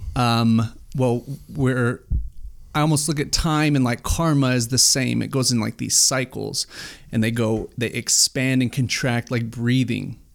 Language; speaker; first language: English; native; English